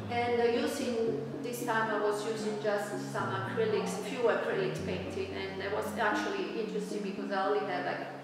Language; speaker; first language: English; non-native, fluent; Italian